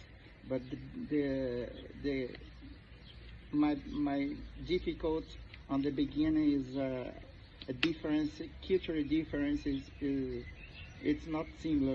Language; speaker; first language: English; non-native, learner; Portuguese